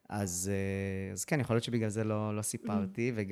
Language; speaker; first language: Hebrew; early bilingual, other home language; English